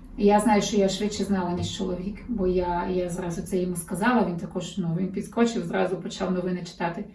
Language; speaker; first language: Ukrainian; early bilingual, heritage; Ukrainian